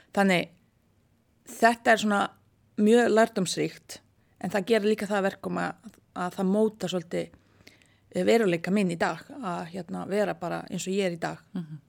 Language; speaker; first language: Icelandic; non-native, fluent; Bosnian